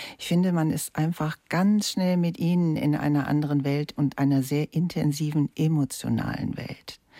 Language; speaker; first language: German; native; German